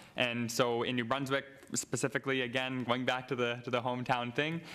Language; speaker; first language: English; native; English